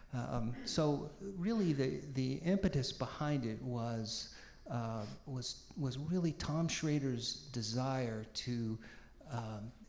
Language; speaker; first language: English; native; English